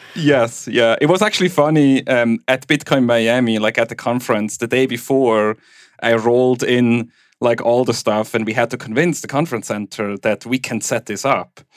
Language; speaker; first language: English; non-native, fluent; German